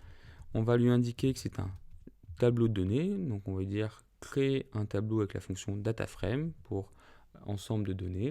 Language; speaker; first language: French; native; French